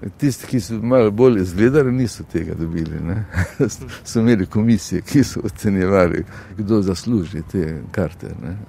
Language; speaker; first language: Slovenian; non-native, fluent; Arabic